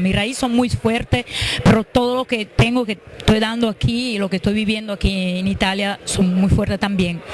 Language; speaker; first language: Spanish; early bilingual, heritage; Spanish